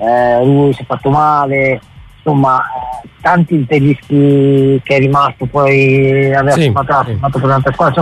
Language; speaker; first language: Italian; native; Italian